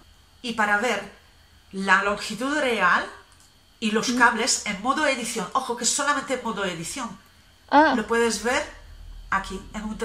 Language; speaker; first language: Spanish; non-native, fluent; Polish